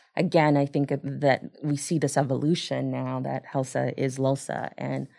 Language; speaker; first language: English; early bilingual, other home language; Spanish